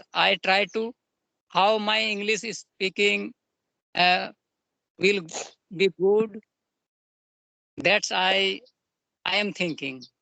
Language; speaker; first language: English; non-native, learner; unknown